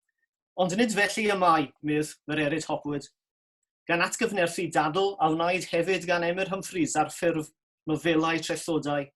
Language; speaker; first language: Welsh; native; Welsh